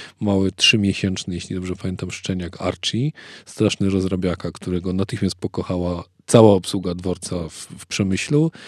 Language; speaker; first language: Polish; native; Polish